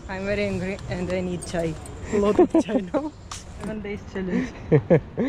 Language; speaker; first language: English; non-native, learner; Russian